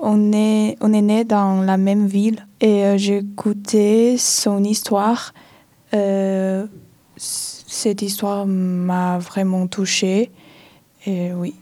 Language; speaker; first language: French; non-native, fluent; Chinese